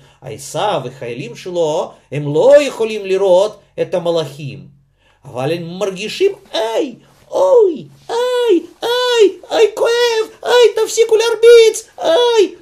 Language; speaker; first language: Hebrew; non-native, fluent; Russian